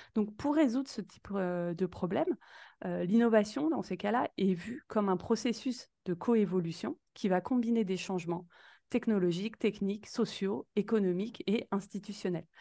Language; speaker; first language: French; native; French